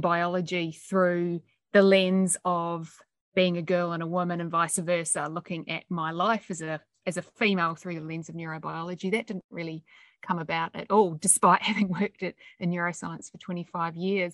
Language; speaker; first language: English; native; English